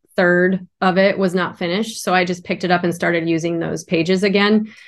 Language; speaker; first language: English; native; English